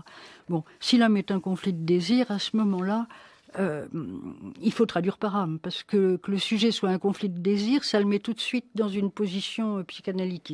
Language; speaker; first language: French; native; French